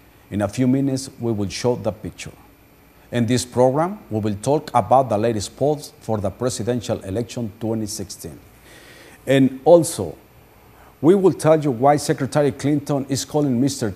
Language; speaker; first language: English; non-native, fluent; Spanish